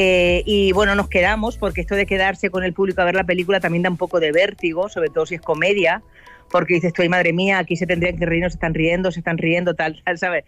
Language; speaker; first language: Spanish; native; Spanish